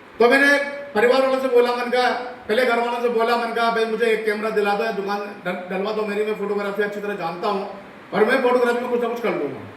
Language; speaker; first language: Hindi; non-native, local second language; Rajasthani